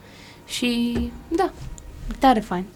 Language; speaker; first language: Romanian; early bilingual, heritage; Romanian